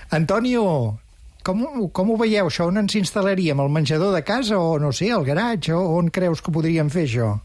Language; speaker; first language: Catalan; native; Catalan